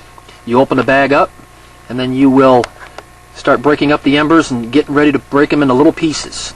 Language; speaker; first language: English; native; English